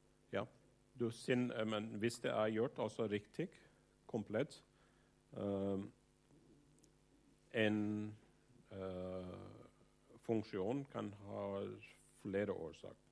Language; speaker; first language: Norwegian; non-native, fluent; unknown